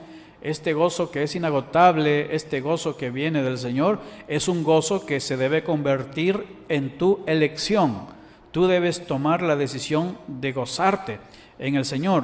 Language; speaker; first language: Spanish; native; Spanish